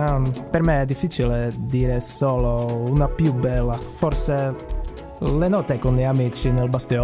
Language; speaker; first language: Italian; non-native, learner; Czech